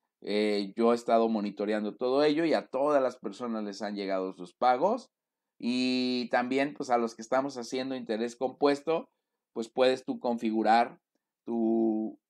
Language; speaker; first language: Spanish; native; Spanish